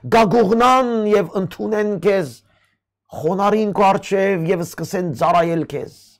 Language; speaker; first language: Armenian; early bilingual, heritage; Armenian